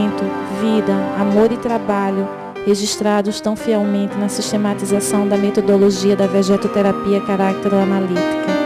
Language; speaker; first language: Portuguese; native; Portuguese